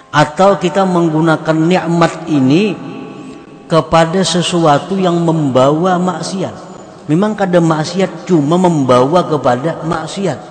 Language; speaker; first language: Indonesian; non-native, local second language; Banjar